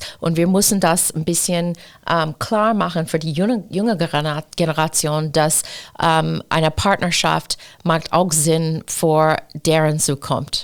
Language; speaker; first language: German; non-native, fluent; English